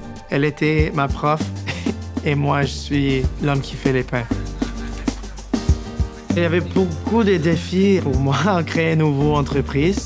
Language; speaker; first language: French; non-native, local second language; English